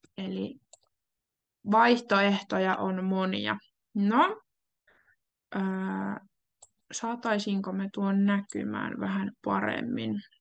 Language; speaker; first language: Finnish; native; Finnish